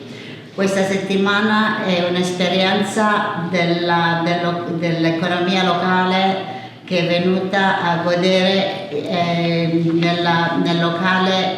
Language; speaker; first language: Italian; early bilingual, heritage; English